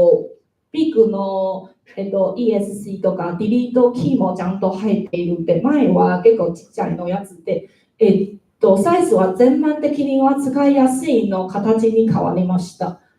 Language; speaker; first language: Japanese; non-native, learner; Chinese